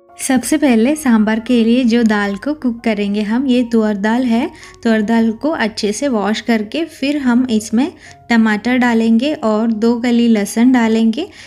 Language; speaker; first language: Hindi; non-native, local second language; Malayalam